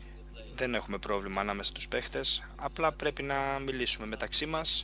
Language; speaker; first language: Greek; non-native, fluent; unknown